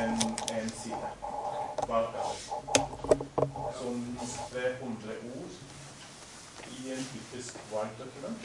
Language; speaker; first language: Norwegian; non-native, fluent; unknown